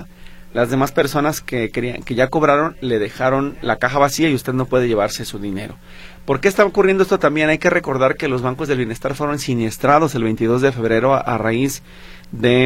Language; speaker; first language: Spanish; native; Spanish